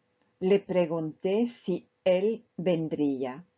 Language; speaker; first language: Spanish; non-native, fluent; French